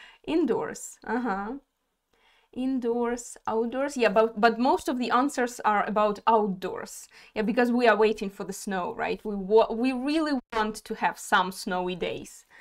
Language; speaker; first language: English; non-native, fluent; Ukrainian